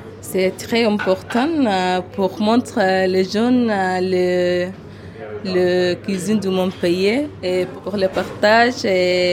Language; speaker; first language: French; non-native, learner; Arabic